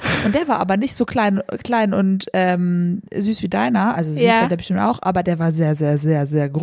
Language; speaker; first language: German; native; German